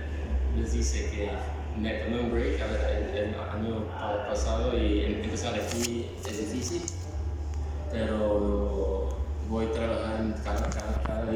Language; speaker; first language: Spanish; early bilingual, heritage; Spanish